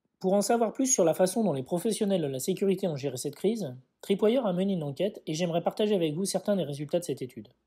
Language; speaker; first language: French; native; French